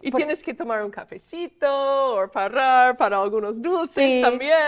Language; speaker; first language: Spanish; non-native, fluent; English